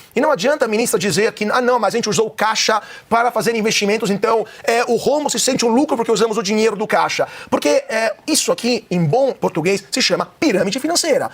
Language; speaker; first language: Portuguese; non-native, fluent; Italian